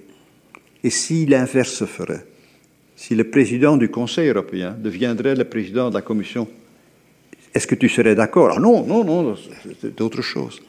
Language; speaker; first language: French; native; French